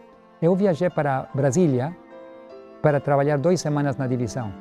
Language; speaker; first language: Spanish; non-native, learner; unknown